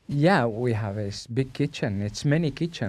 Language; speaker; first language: English; non-native, learner; Spanish